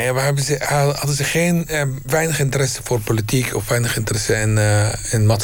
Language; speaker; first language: Dutch; non-native, fluent; Arabic